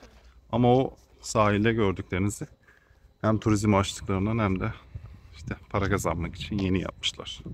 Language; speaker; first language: Turkish; native; Turkish